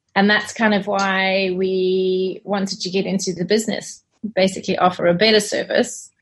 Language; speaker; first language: English; native; English